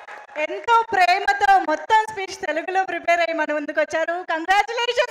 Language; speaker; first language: Telugu; native; Telugu